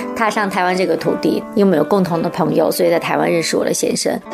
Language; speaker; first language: Chinese; native; Chinese